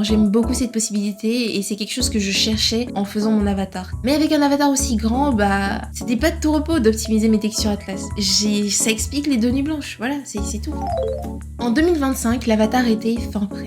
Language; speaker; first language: French; native; French